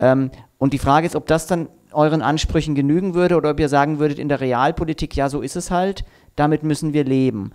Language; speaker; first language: German; native; German